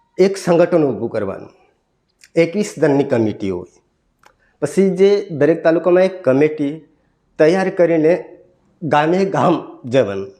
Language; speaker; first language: Gujarati; non-native, local second language; Kukna